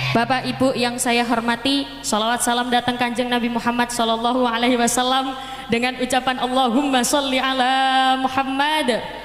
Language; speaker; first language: Indonesian; non-native, local second language; Javanese